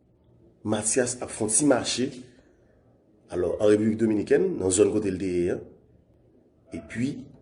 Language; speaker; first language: French; non-native, learner; Haitian Creole